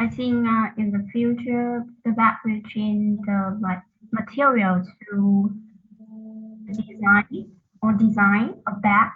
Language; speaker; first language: English; non-native, learner; Vietnamese